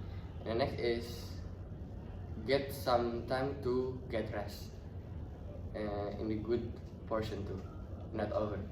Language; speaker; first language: English; non-native, learner; Indonesian